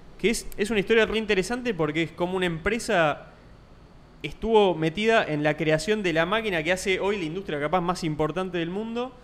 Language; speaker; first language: Spanish; native; Spanish